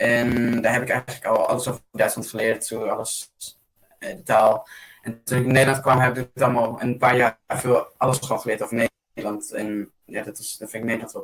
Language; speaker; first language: Dutch; early bilingual, other home language; German